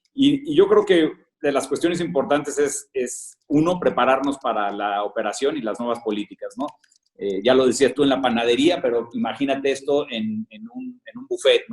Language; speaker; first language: Spanish; native; Spanish